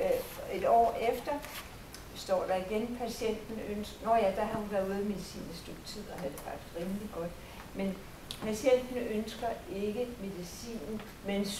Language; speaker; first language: Danish; native; Danish